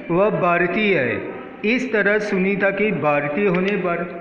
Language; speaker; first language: Hindi; non-native, local second language; Gujarati